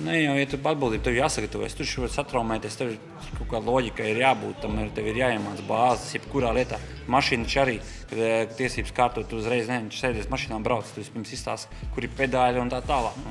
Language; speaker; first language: Latvian; native; Latvian